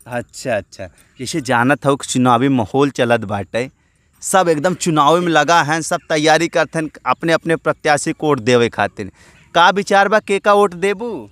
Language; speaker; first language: Hindi; native; Hindi